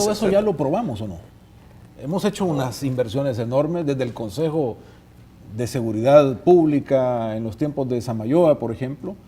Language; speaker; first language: Spanish; native; Spanish